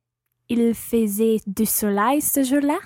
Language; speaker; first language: French; non-native, learner; English